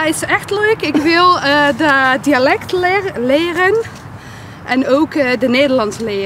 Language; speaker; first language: Dutch; non-native, learner; Polish